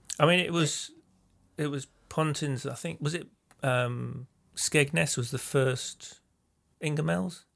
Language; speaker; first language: English; native; English